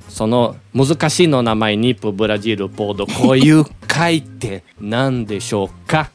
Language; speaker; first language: Japanese; non-native, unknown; Portuguese